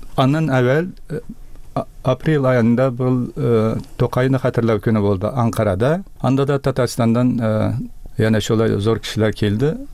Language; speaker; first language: Tatar; early bilingual, heritage; Tatar